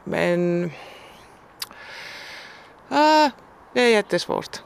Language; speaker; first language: Swedish; non-native, local second language; Finnish